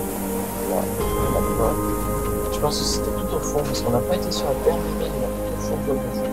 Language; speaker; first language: French; native; French